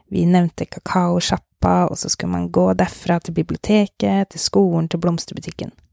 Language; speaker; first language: Norwegian; native; Norwegian